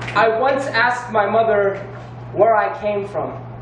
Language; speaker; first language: English; native; English